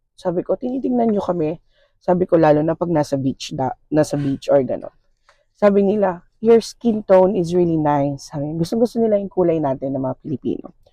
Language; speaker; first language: Filipino; native; Filipino